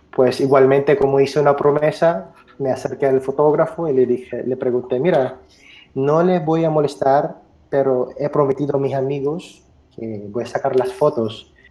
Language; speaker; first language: Spanish; non-native, fluent; Filipino